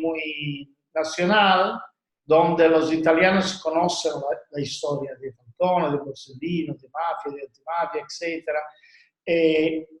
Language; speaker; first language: Spanish; non-native, learner; Italian